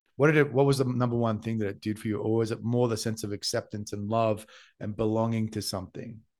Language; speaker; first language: English; native; English